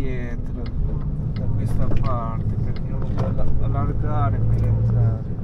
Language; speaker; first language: Italian; non-native, fluent; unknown